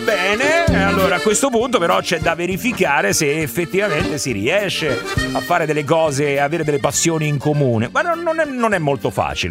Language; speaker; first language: Italian; native; Italian